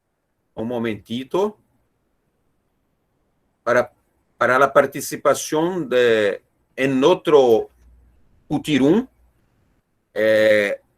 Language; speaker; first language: Spanish; non-native, learner; Portuguese